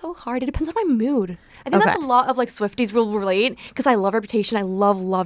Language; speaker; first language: English; non-native, fluent; Spanish